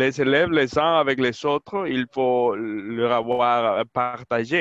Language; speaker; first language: French; non-native, fluent; Spanish